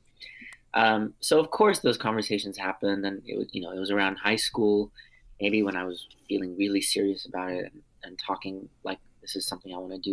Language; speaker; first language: English; early bilingual, other home language; Armenian